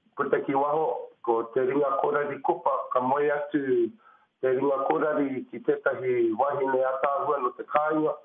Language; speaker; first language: Māori; non-native, local second language; English